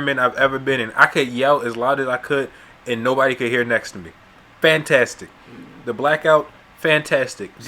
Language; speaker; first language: English; native; English